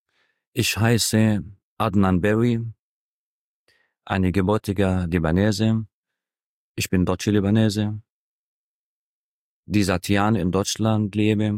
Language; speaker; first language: German; non-native, fluent; Arabic